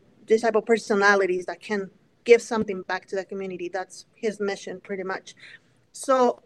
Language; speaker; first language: English; non-native, fluent; Spanish